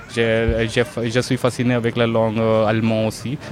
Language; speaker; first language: French; non-native, fluent; Hindi